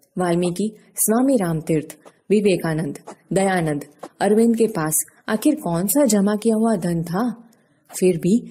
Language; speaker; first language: Hindi; non-native, local second language; Gujarati